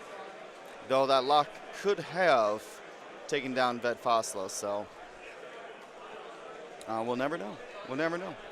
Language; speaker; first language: English; native; English